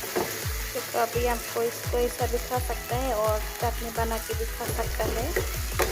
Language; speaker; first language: Hindi; non-native, local second language; Bodo